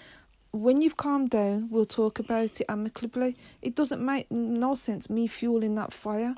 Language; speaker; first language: English; native; English